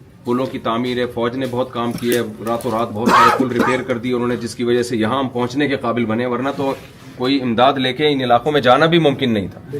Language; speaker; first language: Urdu; native; Urdu